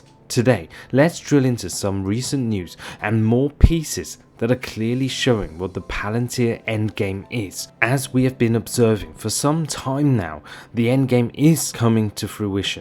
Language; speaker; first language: English; native; English